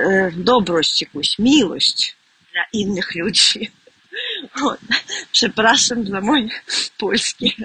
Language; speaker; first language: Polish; non-native, learner; Russian